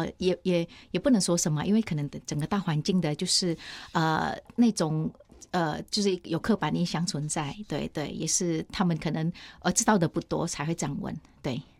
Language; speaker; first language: Chinese; non-native, fluent; Indonesian